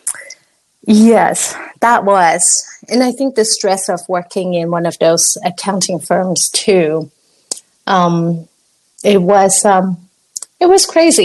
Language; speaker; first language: English; non-native, local second language; Cantonese